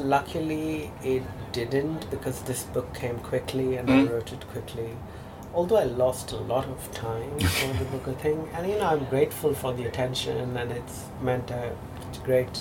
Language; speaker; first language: English; non-native, local second language; Bangla